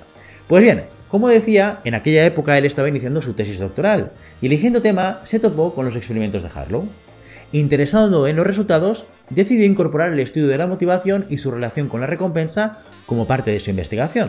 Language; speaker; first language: Spanish; native; Spanish